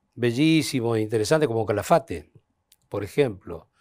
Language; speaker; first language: Spanish; native; Spanish